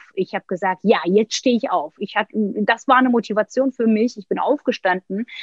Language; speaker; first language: German; non-native, fluent; Turkish